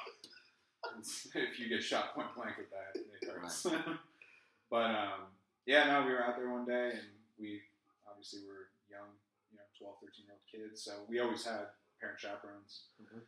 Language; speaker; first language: English; native; English